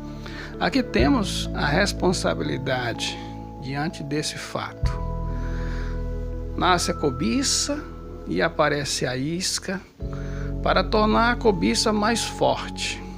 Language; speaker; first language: Portuguese; native; Portuguese